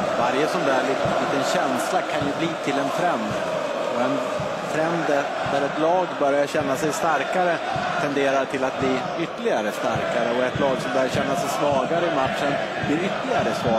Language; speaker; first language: Swedish; native; Swedish